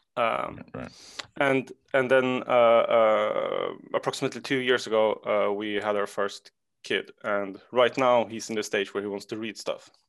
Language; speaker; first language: English; non-native, fluent; Swedish